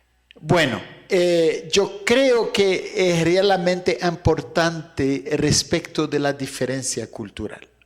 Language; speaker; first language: Spanish; non-native, fluent; Arabic